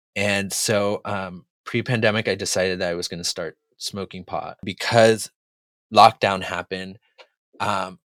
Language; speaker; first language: English; native; English